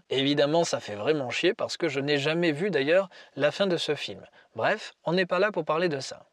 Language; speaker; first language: French; native; French